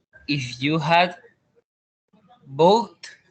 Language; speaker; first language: English; non-native, learner; Spanish